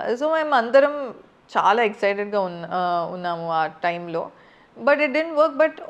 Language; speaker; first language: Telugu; non-native, fluent; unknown